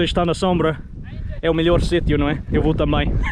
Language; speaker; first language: Portuguese; non-native, learner; English